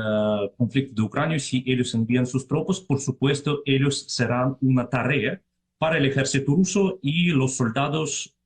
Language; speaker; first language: Spanish; non-native, fluent; Russian